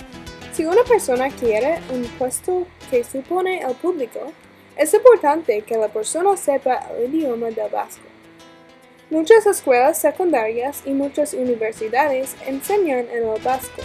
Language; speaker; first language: Spanish; non-native, learner; English